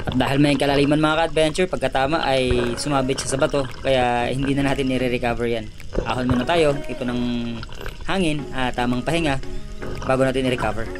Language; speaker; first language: Filipino; non-native, local second language; Cebuano